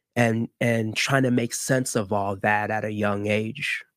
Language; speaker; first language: English; early bilingual, other home language; Haitian Creole